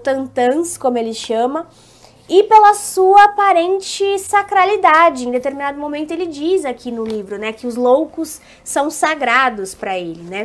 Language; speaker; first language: Portuguese; native; Portuguese